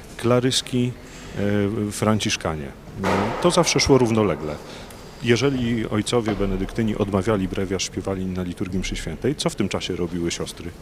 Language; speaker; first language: Polish; native; Polish